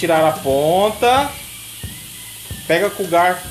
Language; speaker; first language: Portuguese; native; Portuguese